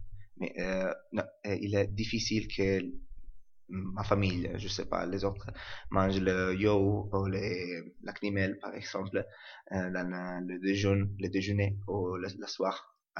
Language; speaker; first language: French; non-native, learner; Italian